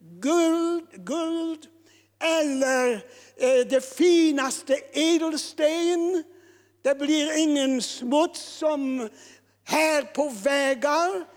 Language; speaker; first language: Swedish; non-native, fluent; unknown